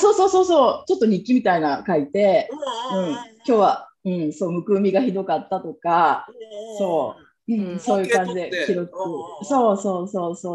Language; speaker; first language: Japanese; native; Japanese